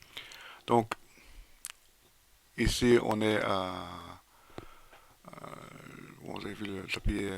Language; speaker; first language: French; native; French